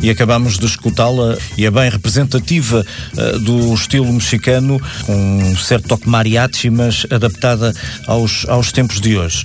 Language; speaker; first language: Portuguese; native; Portuguese